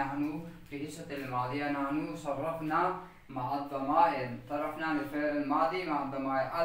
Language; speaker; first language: Arabic; non-native, fluent; Urdu